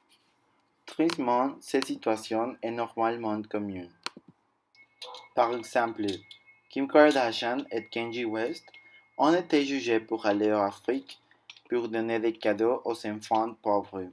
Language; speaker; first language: French; non-native, learner; Spanish